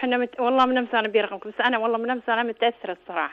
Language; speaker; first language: Arabic; native; Arabic